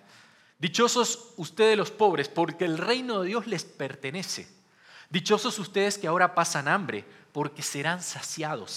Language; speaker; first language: Spanish; native; Spanish